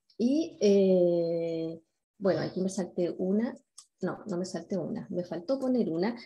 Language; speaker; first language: Spanish; native; Spanish